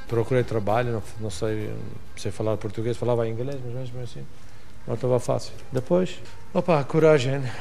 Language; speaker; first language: Portuguese; non-native, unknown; Arabic